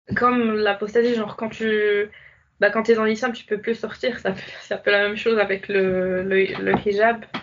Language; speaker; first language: French; non-native, local second language; Arabic